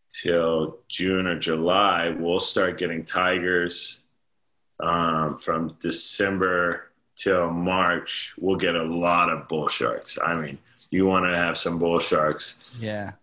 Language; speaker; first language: English; native; English